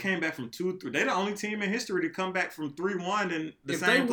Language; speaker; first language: English; native; English